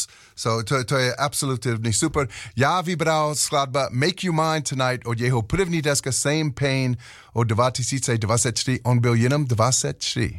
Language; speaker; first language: Czech; non-native, learner; English